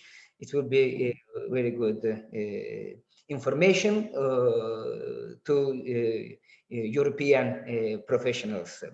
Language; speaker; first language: English; non-native, learner; Azerbaijani